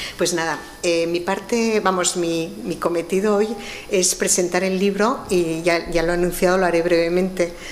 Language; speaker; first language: Spanish; native; Spanish